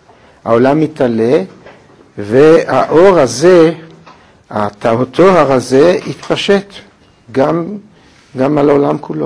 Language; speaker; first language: Hebrew; native; Hebrew